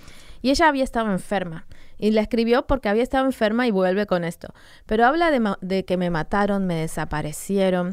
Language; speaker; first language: Spanish; native; Spanish